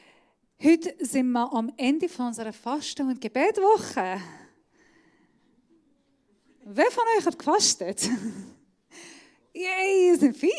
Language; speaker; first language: German; non-native, fluent; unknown